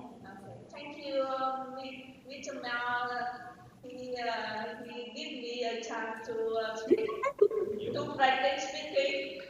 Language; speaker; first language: English; non-native, learner; Vietnamese